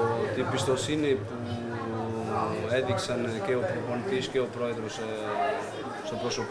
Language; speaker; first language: Greek; non-native, fluent; Portuguese